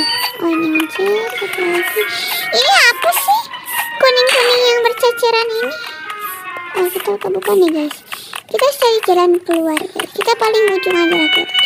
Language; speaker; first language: Indonesian; native; Indonesian